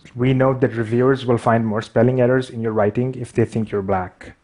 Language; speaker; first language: English; non-native, local second language; Urdu